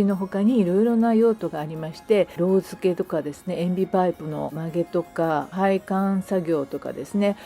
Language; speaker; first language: Japanese; native; Japanese